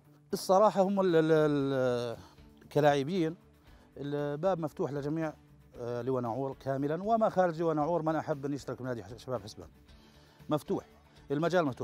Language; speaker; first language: Arabic; native; Arabic